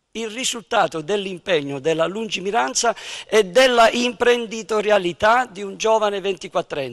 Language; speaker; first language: Italian; native; Italian